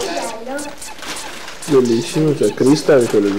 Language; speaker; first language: Italian; native; Italian